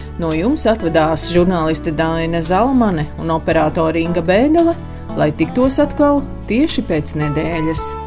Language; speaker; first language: Latvian; native; Latvian